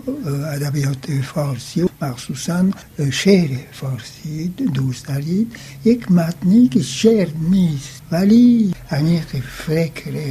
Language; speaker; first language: Persian; non-native, fluent; French